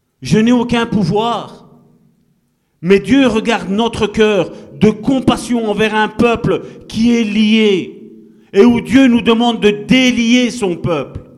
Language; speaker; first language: French; non-native, fluent; Italian